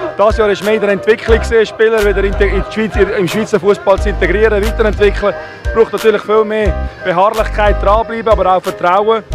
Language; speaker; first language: German; native; German